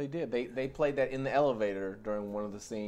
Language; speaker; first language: English; native; English